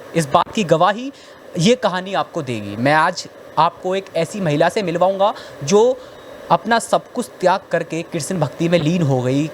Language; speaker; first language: Hindi; native; Hindi